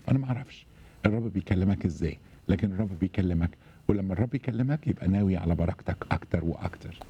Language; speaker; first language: Arabic; native; Arabic